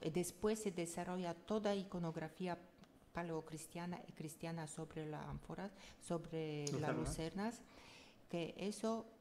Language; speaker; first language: Spanish; non-native, fluent; Polish